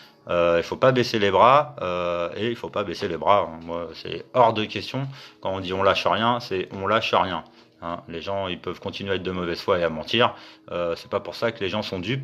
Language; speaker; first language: French; native; French